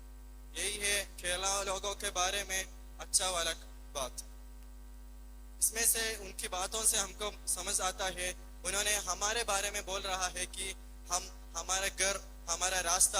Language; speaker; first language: Hindi; non-native, local second language; Malayalam